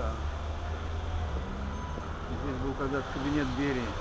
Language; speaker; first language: Russian; native; Russian